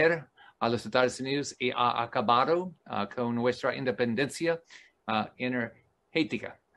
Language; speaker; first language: Spanish; non-native, learner; English